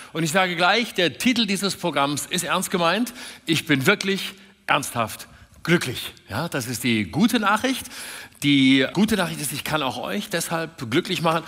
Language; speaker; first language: German; native; German